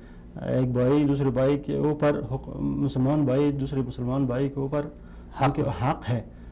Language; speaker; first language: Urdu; non-native, fluent; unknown